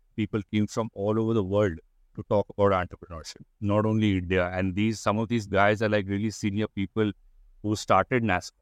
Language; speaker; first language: English; non-native, local second language; Hindi